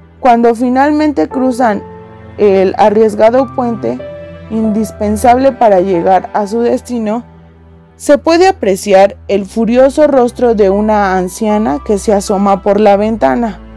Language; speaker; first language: Spanish; native; Spanish